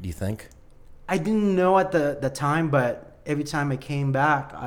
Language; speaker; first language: English; non-native, local second language; Filipino